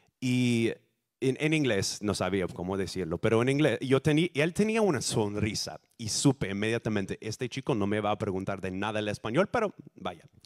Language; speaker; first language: Spanish; non-native, fluent; English